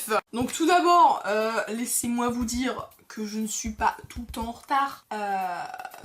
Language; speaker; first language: French; native; French